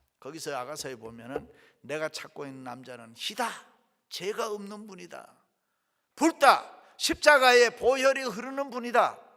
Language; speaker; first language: Korean; native; Korean